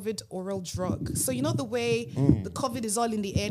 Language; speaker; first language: English; native; English